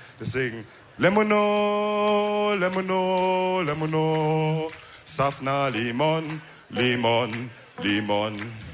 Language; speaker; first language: German; early bilingual, other home language; Wolof